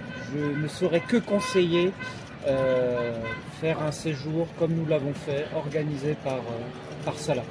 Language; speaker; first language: French; native; French